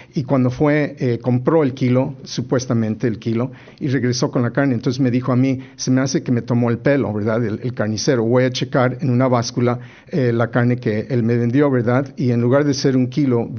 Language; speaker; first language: Spanish; native; Spanish